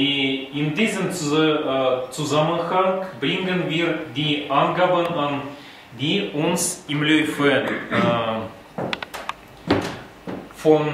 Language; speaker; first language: German; non-native, learner; Russian